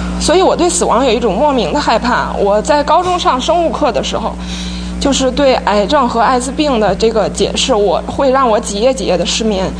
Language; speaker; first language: Chinese; native; Chinese